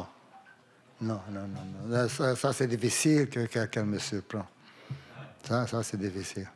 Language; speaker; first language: French; non-native, fluent; Romanian